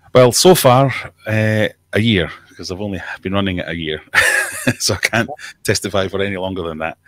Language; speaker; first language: English; native; English